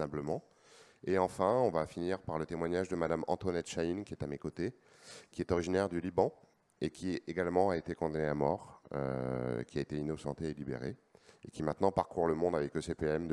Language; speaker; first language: French; native; French